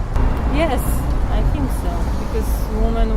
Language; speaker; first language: English; non-native, fluent; Polish